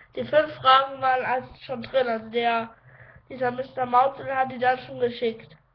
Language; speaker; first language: German; native; German